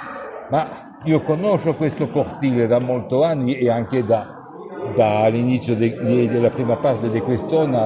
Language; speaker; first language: Italian; non-native, fluent; French